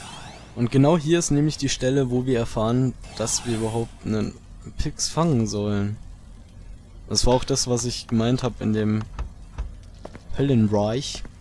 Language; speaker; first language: German; native; German